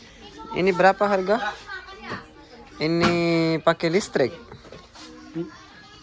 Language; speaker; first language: Indonesian; non-native, learner; Urdu